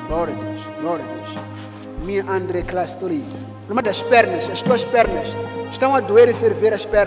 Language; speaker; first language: Portuguese; non-native, local second language; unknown